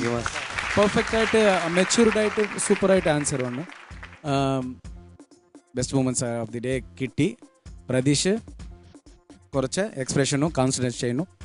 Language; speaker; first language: Malayalam; non-native, local second language; Tamil